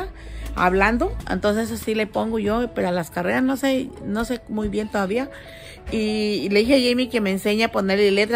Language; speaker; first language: Spanish; native; Spanish